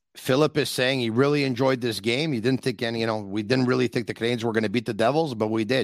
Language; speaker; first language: English; native; English